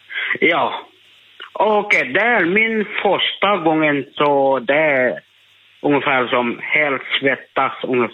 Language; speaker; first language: Swedish; non-native, learner; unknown